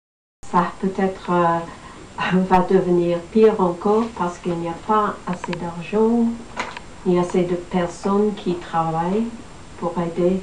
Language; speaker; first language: French; non-native, learner; English